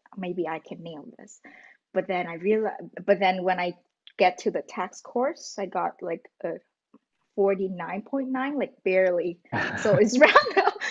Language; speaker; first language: English; non-native, fluent; Vietnamese